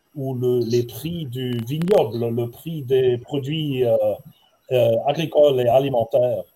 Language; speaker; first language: French; non-native, fluent; German